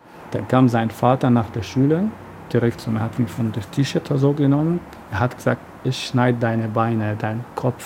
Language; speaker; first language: German; non-native, learner; Arabic